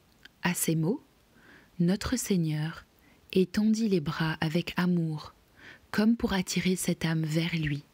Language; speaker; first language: French; native; French